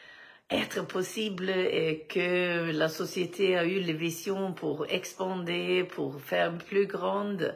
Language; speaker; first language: French; non-native, fluent; Swedish